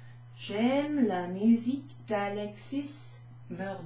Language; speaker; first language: French; non-native, fluent; English